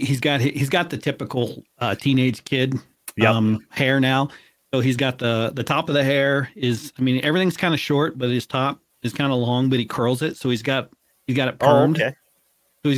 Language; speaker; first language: English; native; English